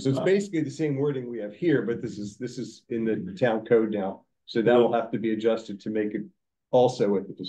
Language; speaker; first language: English; native; English